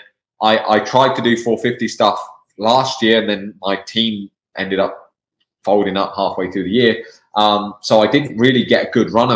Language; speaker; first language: English; native; English